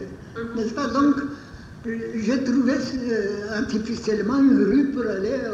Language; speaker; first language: French; non-native, fluent; Bulgarian